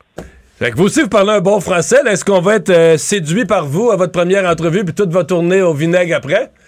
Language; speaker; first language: French; native; French